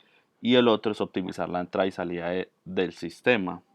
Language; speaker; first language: Spanish; native; Spanish